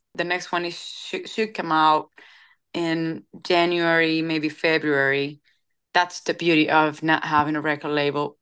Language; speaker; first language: English; non-native, fluent; Spanish